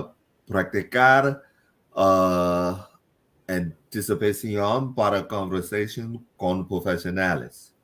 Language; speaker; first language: Spanish; non-native, learner; English